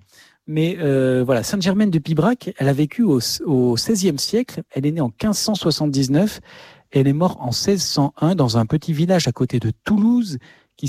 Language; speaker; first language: French; native; French